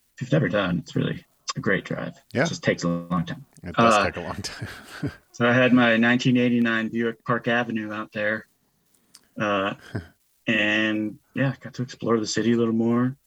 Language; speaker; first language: English; native; English